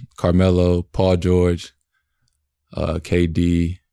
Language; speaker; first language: English; native; English